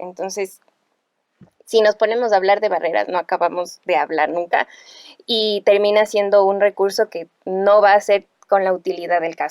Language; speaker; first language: Spanish; native; Spanish